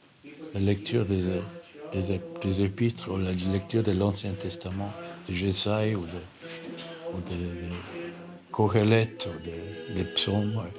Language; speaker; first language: French; non-native, fluent; German